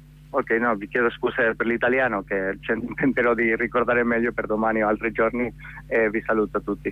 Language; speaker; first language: Italian; non-native, fluent; Catalan